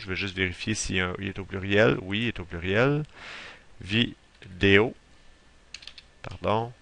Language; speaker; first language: French; native; French